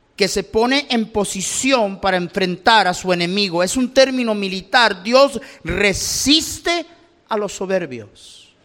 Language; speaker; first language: Spanish; early bilingual, heritage; Spanish